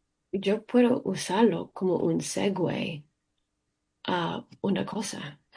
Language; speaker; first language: Spanish; early bilingual, heritage; English